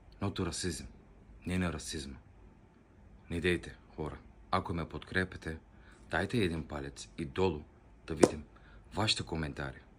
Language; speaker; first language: Bulgarian; non-native, local second language; Turkish